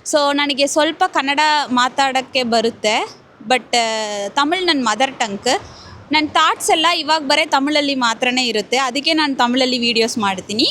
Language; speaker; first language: Kannada; non-native, local second language; Tamil